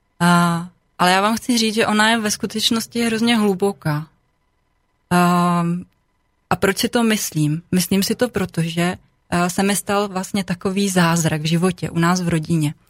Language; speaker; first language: Czech; native; Czech